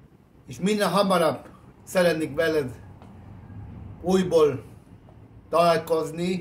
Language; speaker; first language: Hungarian; non-native, fluent; Spanish